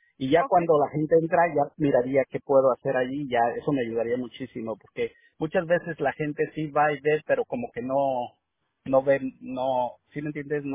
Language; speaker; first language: Spanish; native; Spanish